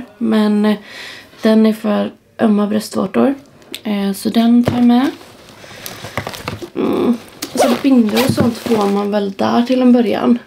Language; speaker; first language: Swedish; native; Swedish